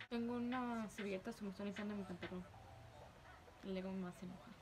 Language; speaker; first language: Spanish; early bilingual, heritage; Spanish